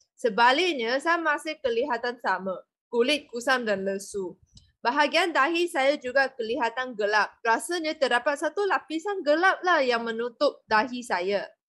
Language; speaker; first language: Malay; non-native, local second language; Chinese